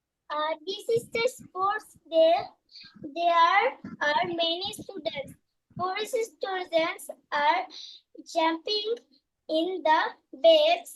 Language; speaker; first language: English; non-native, learner; Bangla